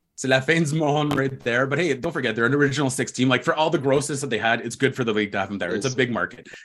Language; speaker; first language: English; native; English